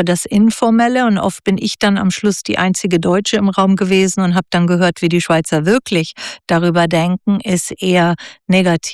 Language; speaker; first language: German; native; German